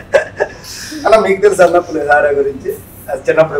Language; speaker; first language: Telugu; native; Telugu